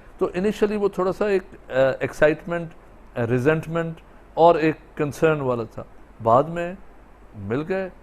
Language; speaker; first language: Urdu; non-native, local second language; Sindhi